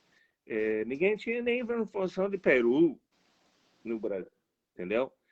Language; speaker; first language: Portuguese; non-native, fluent; English